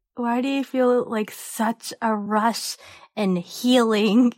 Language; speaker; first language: English; early bilingual, other home language; Cantonese